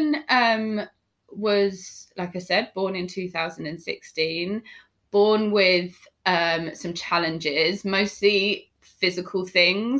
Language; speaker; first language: English; native; English